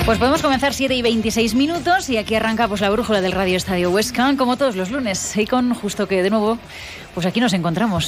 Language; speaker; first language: Spanish; native; Spanish